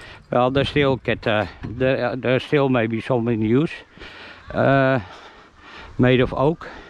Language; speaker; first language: English; non-native, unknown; Dutch